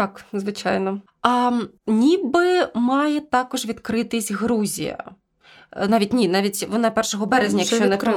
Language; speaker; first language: Ukrainian; native; Ukrainian